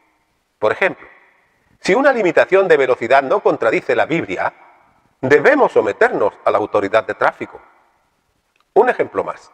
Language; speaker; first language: Spanish; native; Spanish